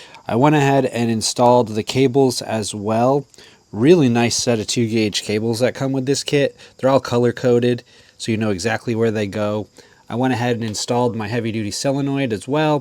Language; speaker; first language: English; native; English